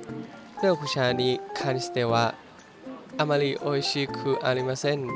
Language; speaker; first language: Japanese; non-native, learner; Thai